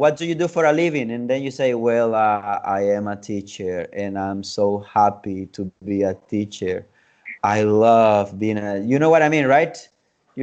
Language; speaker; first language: English; non-native, fluent; Spanish